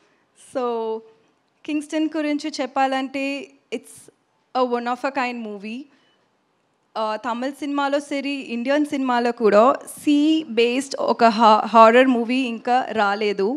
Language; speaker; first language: Telugu; non-native, learner; Tamil